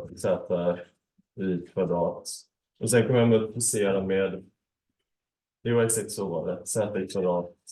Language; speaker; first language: Swedish; native; Swedish